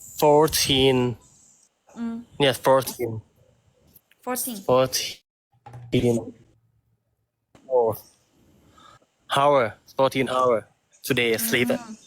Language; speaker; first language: English; non-native, learner; Thai